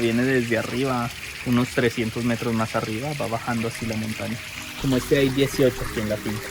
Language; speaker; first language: Spanish; native; Spanish